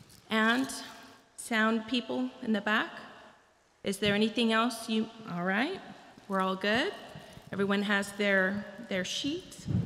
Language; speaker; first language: English; native; English